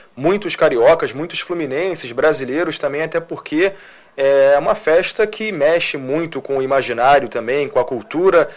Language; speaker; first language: Portuguese; native; Portuguese